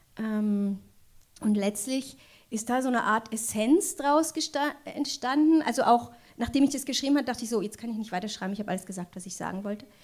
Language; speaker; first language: German; non-native, local second language; French